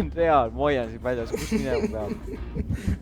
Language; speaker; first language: Estonian; native; Estonian